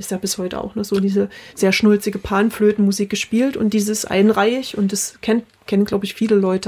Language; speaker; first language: German; native; German